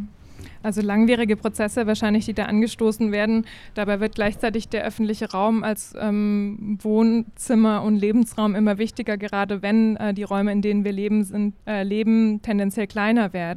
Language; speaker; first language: German; native; German